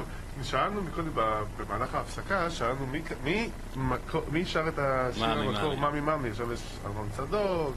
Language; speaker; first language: Hebrew; native; Hebrew